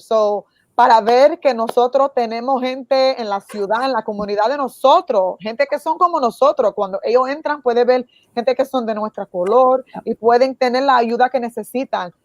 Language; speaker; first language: Spanish; early bilingual, heritage; Spanish